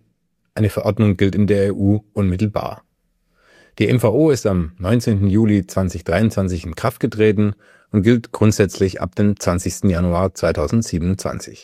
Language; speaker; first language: German; native; German